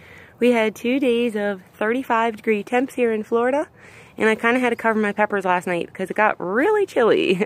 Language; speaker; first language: English; native; English